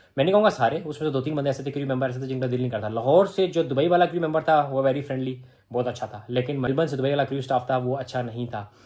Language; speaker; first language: Urdu; native; Urdu